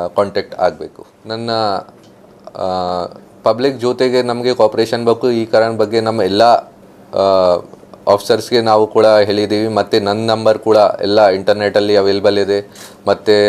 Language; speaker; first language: Kannada; non-native, fluent; Hindi